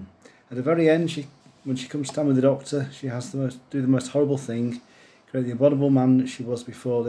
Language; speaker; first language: English; native; English